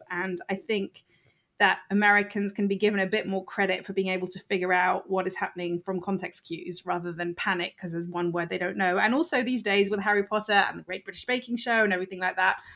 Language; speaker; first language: English; native; English